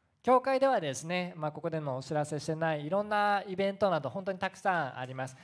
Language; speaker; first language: Japanese; native; Japanese